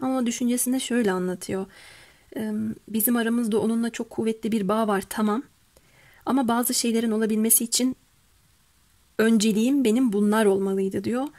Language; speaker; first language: Turkish; native; Turkish